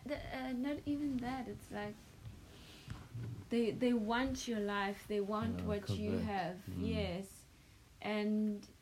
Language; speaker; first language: English; non-native, local second language; Northern Sotho